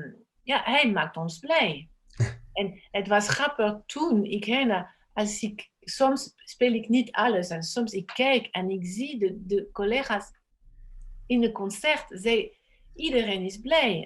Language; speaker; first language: Dutch; non-native, fluent; French